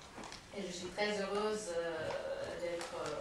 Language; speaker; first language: French; non-native, fluent; Japanese